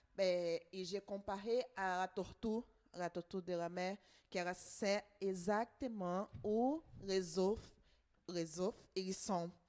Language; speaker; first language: French; non-native, learner; Portuguese